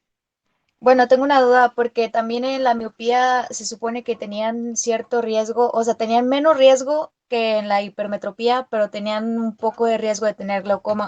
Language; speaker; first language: Spanish; native; Spanish